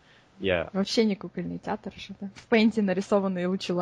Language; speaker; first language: Russian; native; Russian